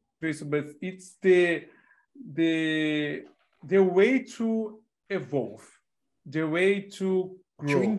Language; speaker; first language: English; non-native, learner; Portuguese